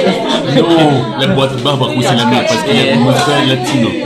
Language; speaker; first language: French; non-native, learner; Portuguese